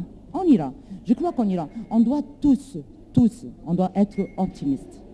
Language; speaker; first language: French; non-native, learner; Arabic